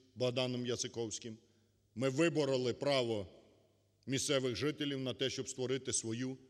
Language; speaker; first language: Ukrainian; native; Ukrainian